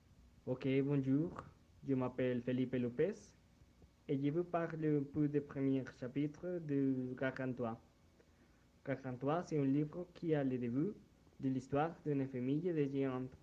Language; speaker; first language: French; non-native, learner; Spanish